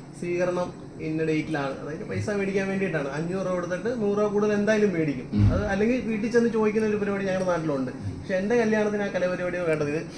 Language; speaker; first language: Malayalam; native; Malayalam